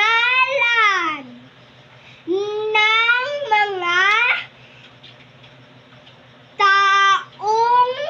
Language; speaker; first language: Filipino; non-native, local second language; Cebuano